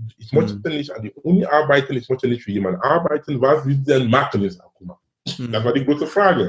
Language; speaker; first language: German; non-native, fluent; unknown